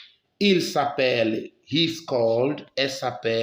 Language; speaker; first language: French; non-native, fluent; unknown